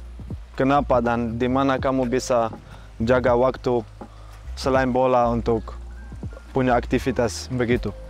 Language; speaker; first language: Indonesian; non-native, fluent; Dutch